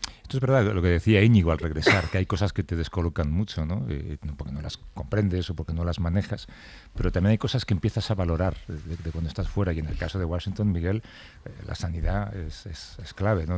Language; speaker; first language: Spanish; native; Spanish